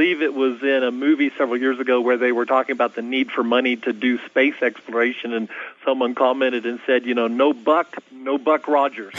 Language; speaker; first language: English; native; English